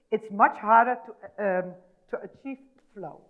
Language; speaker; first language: English; non-native, fluent; Dutch